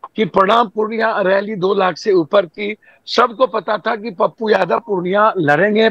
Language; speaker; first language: Hindi; native; Hindi